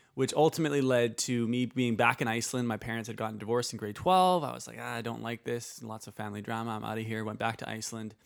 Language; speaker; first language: English; early bilingual, other home language; Icelandic